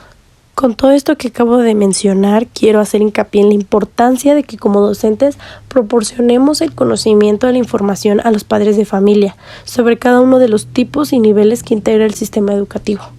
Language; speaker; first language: Spanish; native; Spanish